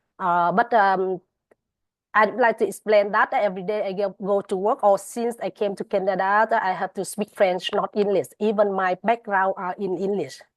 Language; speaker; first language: English; non-native, fluent; Vietnamese